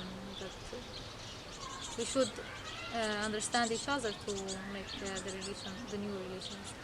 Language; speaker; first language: English; non-native, fluent; Arabic